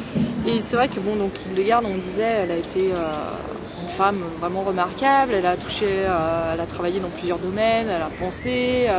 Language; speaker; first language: French; native; French